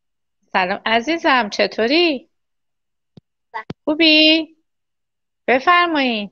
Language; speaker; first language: Persian; native; Persian